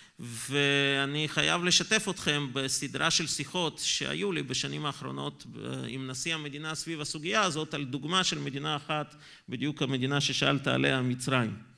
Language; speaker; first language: Hebrew; non-native, fluent; Russian